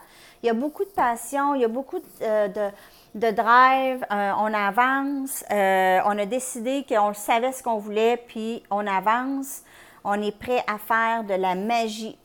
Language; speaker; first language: French; native; French